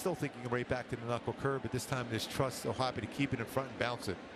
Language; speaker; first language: English; native; English